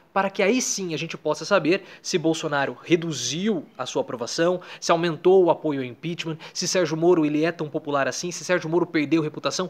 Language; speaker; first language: Portuguese; native; Portuguese